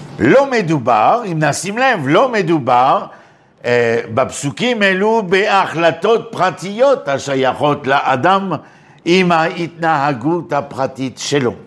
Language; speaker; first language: Hebrew; non-native, fluent; French